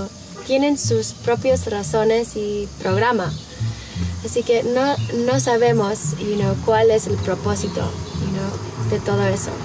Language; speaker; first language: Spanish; early bilingual, heritage; Spanish